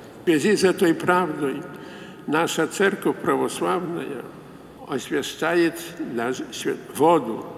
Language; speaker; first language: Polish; non-native, local second language; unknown